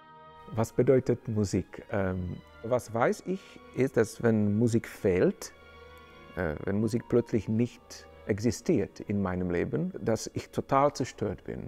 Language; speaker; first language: German; non-native, fluent; Czech